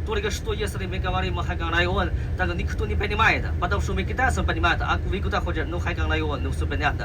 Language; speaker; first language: Russian; non-native, learner; Chinese